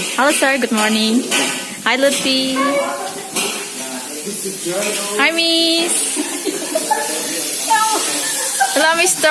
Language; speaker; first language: English; non-native, learner; Indonesian